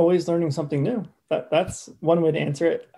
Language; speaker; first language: English; native; English